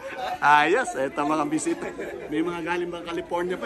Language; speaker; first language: Filipino; native; Filipino